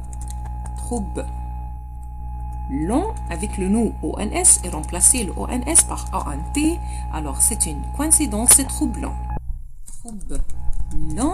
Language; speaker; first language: French; non-native, fluent; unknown